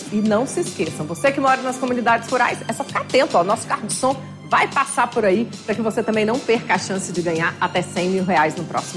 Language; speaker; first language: Portuguese; native; Portuguese